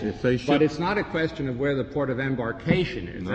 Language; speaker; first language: English; native; English